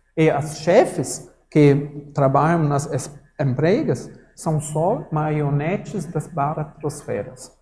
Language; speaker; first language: Portuguese; non-native, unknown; German